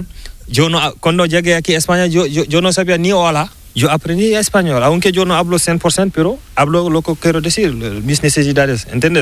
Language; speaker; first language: Spanish; non-native, learner; Fula